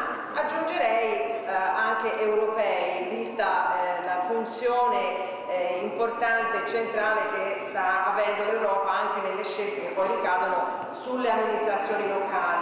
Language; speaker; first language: Italian; native; Italian